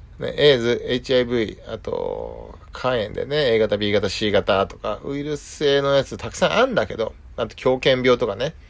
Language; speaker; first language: Japanese; native; Japanese